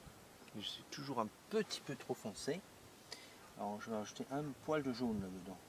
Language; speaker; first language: French; native; French